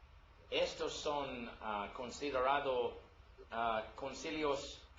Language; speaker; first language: Spanish; non-native, learner; English